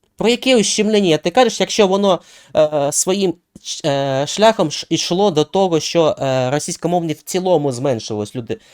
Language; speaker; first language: Ukrainian; non-native, local second language; Russian